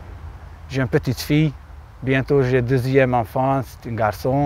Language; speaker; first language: French; non-native, learner; Hungarian